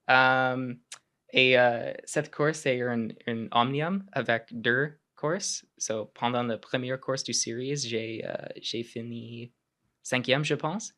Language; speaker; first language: French; non-native, local second language; English